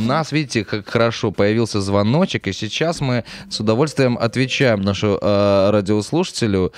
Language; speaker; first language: Russian; native; Russian